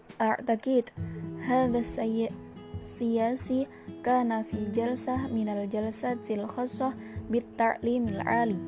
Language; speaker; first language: Arabic; non-native, learner; Indonesian